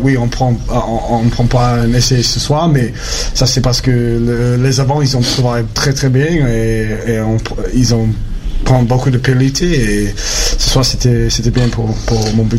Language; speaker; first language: French; non-native, learner; English